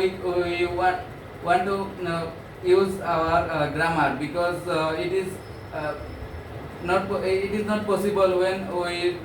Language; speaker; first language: English; non-native, learner; Bangla